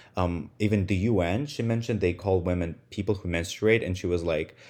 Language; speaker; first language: English; non-native, fluent; Russian